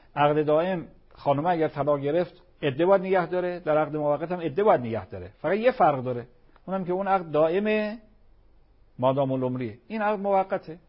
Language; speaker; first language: Persian; native; Persian